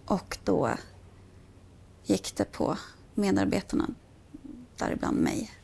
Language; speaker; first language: Swedish; native; Swedish